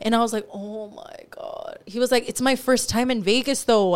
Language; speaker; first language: English; early bilingual, other home language; Spanish